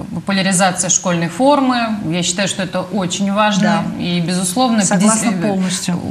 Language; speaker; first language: Russian; native; Russian